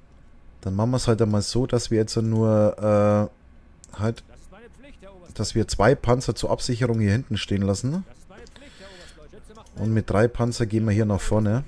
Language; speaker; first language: German; native; German